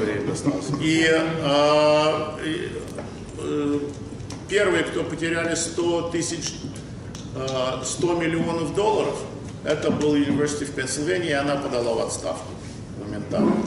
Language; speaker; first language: Russian; early bilingual, other home language; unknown